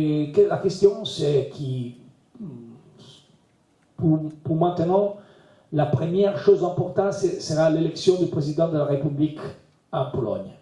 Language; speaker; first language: French; non-native, learner; Italian